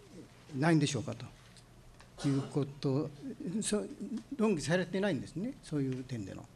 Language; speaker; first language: Japanese; native; Japanese